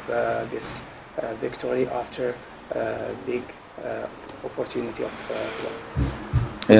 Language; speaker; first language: English; non-native, learner; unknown